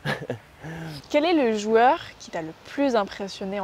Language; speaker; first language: French; native; French